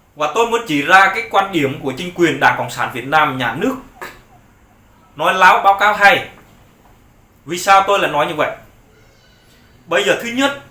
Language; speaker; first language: Vietnamese; non-native, local second language; Jarai